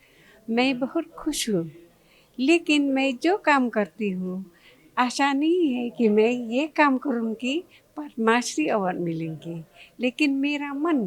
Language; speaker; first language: Hindi; non-native, local second language; Khasi